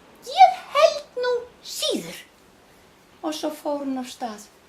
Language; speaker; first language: Icelandic; non-native, fluent; Danish